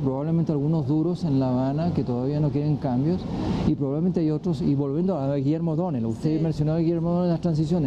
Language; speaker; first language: Spanish; native; Spanish